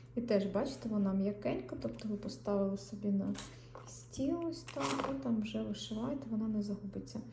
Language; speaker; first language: Ukrainian; non-native, local second language; Russian